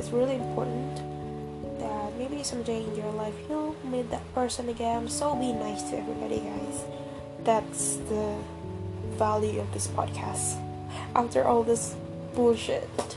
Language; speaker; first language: English; non-native, fluent; Indonesian